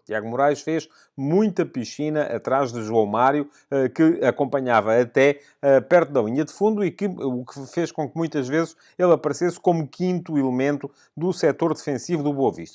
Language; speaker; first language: Portuguese; native; Portuguese